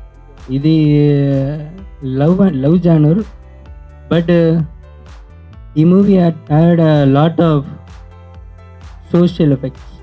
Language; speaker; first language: Telugu; non-native, learner; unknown